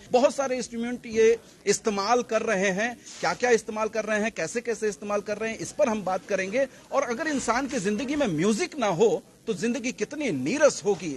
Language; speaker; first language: Hindi; native; Hindi